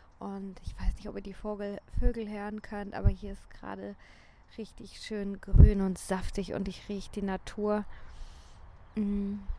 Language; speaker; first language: German; native; German